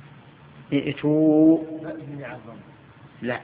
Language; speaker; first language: Arabic; native; Arabic